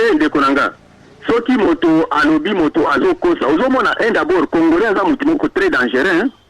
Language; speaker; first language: Lingala; non-native, local second language; Swahili